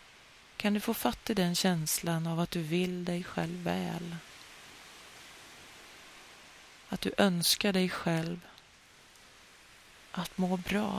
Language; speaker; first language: Swedish; native; Swedish